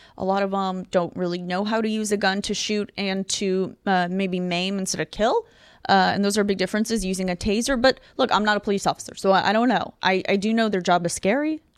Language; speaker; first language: English; non-native, fluent; Russian